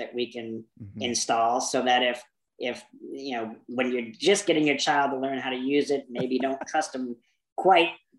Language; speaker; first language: English; native; English